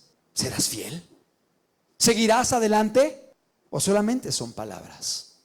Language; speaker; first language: Spanish; native; Spanish